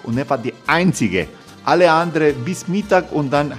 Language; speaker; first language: German; non-native, learner; Croatian